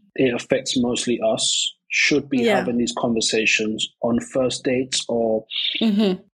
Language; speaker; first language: English; native; English